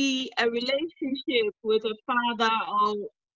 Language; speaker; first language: English; non-native, local second language; Akan